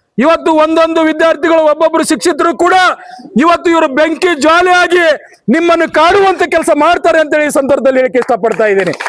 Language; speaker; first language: Kannada; non-native, local second language; Urdu